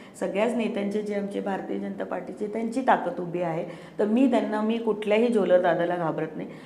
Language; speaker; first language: Marathi; non-native, fluent; Hindi